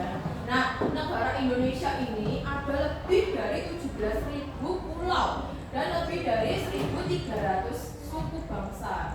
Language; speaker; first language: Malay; non-native, local second language; Javanese